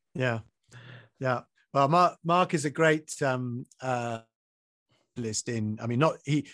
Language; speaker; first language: English; native; English